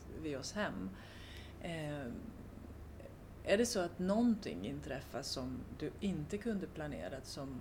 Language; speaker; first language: Swedish; non-native, fluent; Romanian